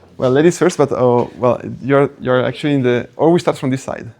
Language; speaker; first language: English; non-native, fluent; Italian